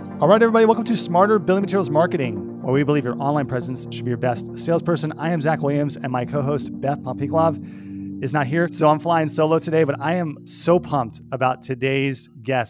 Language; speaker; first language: English; native; English